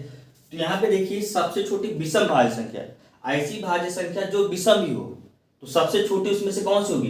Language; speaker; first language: Hindi; native; Hindi